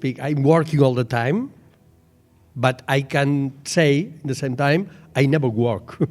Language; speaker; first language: English; non-native, learner; Catalan